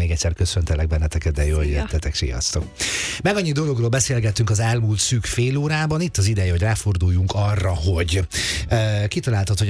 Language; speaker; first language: Hungarian; native; Hungarian